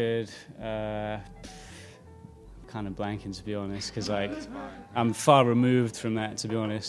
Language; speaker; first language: English; native; English